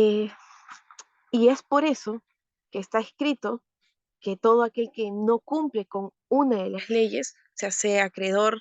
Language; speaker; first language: Spanish; native; Spanish